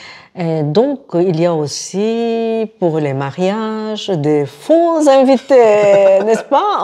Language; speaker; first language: French; non-native, fluent; Korean